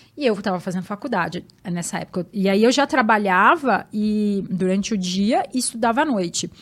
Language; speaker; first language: Portuguese; native; Portuguese